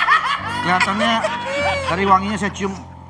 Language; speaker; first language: Indonesian; native; Indonesian